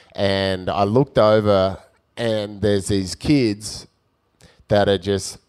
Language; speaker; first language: English; native; English